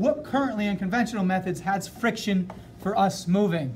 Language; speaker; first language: English; native; English